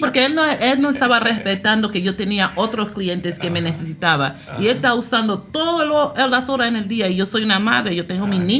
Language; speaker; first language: Spanish; early bilingual, heritage; Spanish